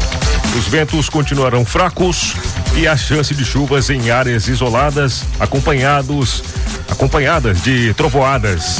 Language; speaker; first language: Portuguese; native; Portuguese